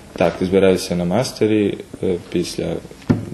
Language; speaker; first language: Ukrainian; early bilingual, heritage; Ukrainian